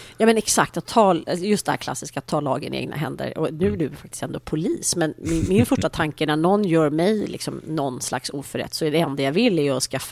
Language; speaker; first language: Swedish; native; Swedish